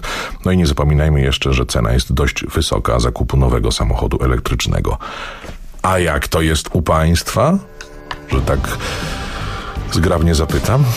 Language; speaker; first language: Polish; native; Polish